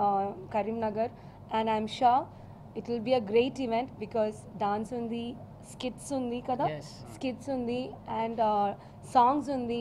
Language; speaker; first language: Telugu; non-native, local second language; Malayalam